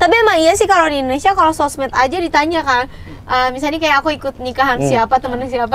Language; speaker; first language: Indonesian; non-native, fluent; Japanese